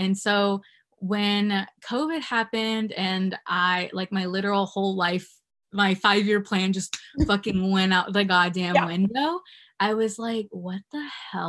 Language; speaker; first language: English; native; English